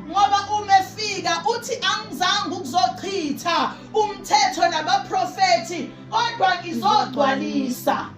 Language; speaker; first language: Zulu; native; Zulu